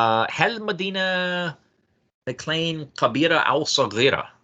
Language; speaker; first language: Arabic; non-native, fluent; English